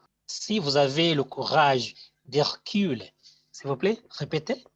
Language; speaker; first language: French; non-native, fluent; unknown